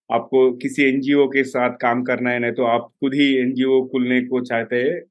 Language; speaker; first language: Hindi; non-native, local second language; Telugu